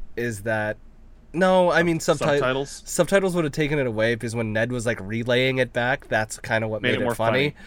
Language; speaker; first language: English; early bilingual, other home language; Filipino